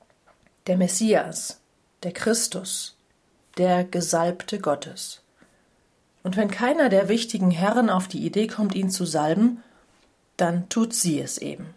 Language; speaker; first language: German; native; German